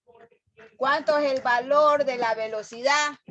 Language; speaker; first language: Spanish; native; Spanish